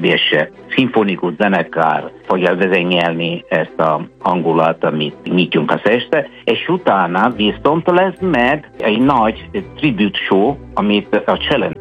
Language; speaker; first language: Hungarian; non-native, fluent; Italian